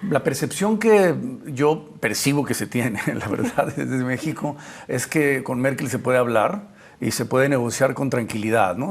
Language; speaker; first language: Spanish; native; Spanish